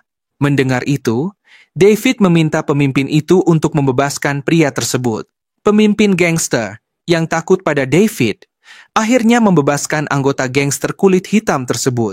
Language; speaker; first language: Indonesian; native; Indonesian